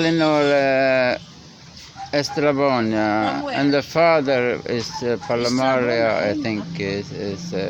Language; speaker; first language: English; non-native, learner; Norwegian